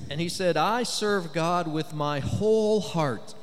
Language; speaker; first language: English; native; English